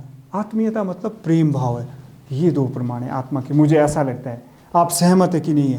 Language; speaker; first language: Hindi; native; Hindi